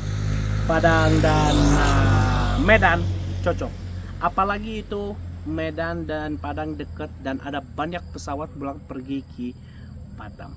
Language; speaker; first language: Indonesian; non-native, fluent; Arabic